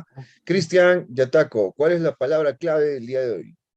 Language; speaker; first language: Spanish; native; Spanish